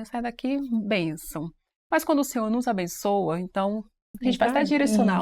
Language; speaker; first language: Portuguese; native; Portuguese